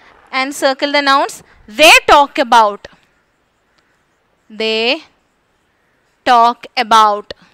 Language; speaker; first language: English; non-native, local second language; Malayalam